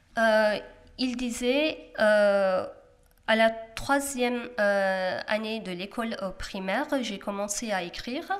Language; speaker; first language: French; non-native, fluent; Kurdish